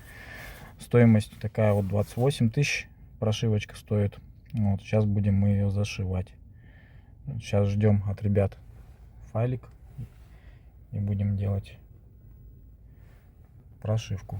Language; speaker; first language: Russian; native; Russian